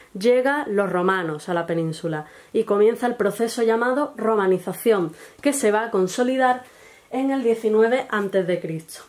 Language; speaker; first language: Spanish; native; Spanish